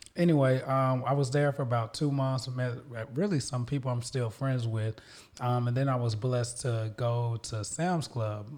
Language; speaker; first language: English; native; English